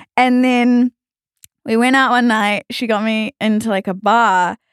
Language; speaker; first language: English; native; English